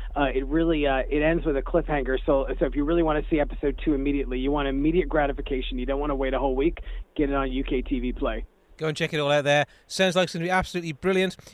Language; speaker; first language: English; native; English